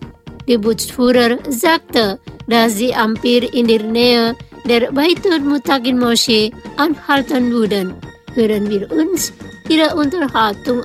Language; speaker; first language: German; non-native, fluent; Indonesian